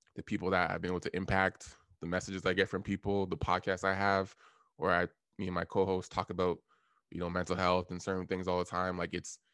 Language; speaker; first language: English; native; English